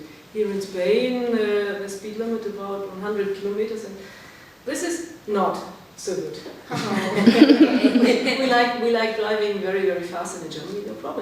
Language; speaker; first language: English; non-native, learner; German